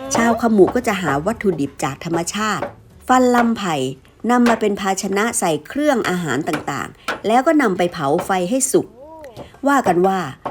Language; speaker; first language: Thai; native; Thai